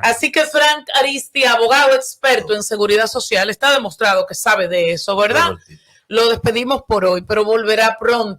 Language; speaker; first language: Spanish; native; Spanish